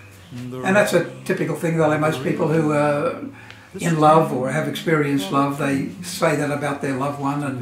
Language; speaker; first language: English; native; English